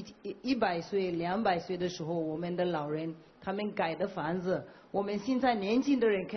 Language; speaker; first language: Chinese; non-native, learner; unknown